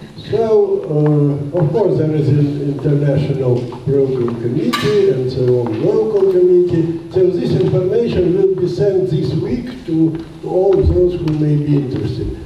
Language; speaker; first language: English; non-native, fluent; Russian